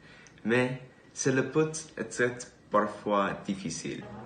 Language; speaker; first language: French; non-native, learner; English